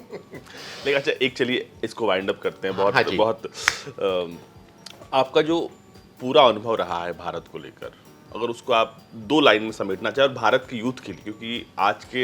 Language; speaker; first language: Hindi; native; Hindi